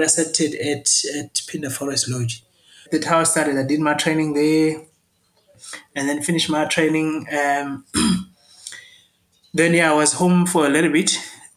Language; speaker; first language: English; non-native, local second language; Zulu